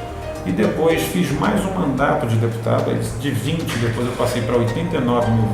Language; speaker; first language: Portuguese; native; Portuguese